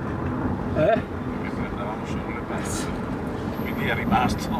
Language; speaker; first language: Italian; non-native, learner; Dutch